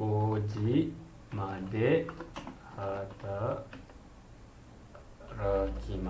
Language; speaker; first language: Japanese; non-native, learner; Malay